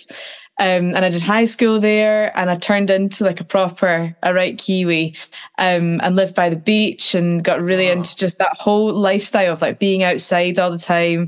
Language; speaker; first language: English; native; English